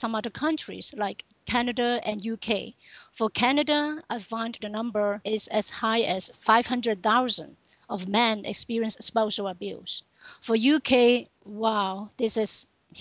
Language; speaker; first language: English; non-native, local second language; Cantonese